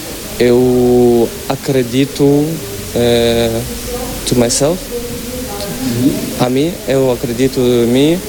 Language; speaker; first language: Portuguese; non-native, learner; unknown